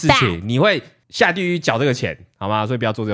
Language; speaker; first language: Chinese; native; Chinese